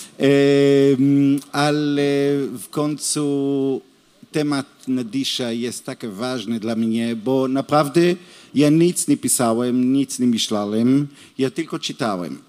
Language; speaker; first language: Polish; non-native, learner; Hebrew